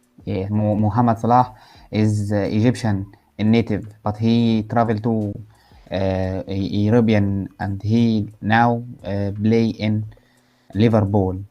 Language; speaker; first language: English; non-native, learner; Arabic